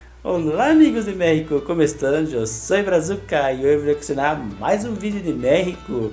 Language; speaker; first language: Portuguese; non-native, learner; Spanish